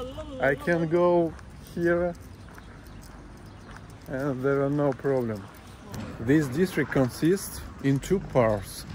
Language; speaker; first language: English; non-native, learner; Russian